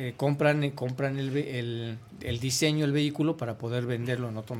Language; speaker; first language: Spanish; native; Spanish